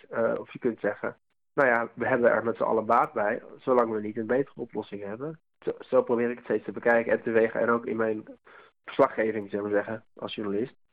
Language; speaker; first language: Dutch; native; Dutch